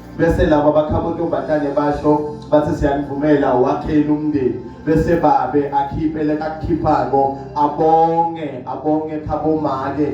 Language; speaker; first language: Zulu; non-native, local second language; Swati